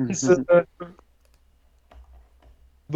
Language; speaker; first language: English; non-native, learner; French